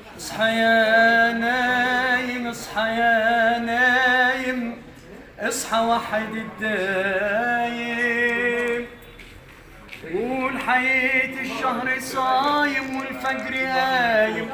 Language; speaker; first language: Arabic; native; Arabic